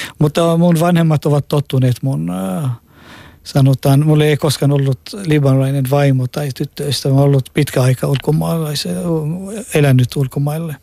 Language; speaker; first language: Finnish; non-native, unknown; Arabic